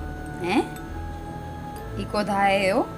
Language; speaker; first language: Korean; non-native, learner; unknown